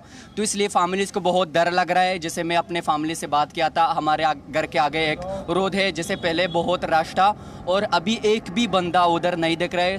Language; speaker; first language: Hindi; non-native, fluent; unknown